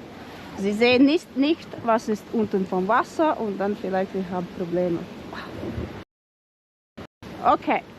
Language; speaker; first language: German; non-native, learner; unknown